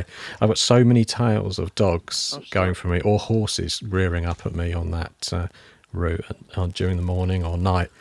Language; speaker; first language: English; native; English